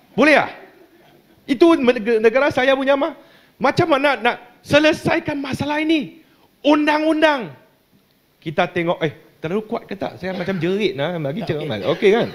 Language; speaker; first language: Malay; non-native, local second language; Chinese